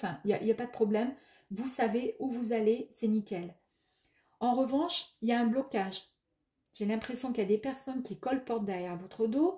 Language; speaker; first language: French; native; French